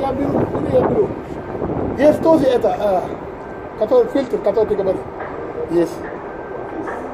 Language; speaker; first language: Russian; non-native, learner; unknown